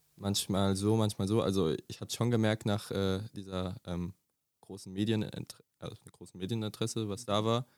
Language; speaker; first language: German; native; German